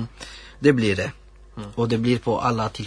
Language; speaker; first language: Swedish; non-native, learner; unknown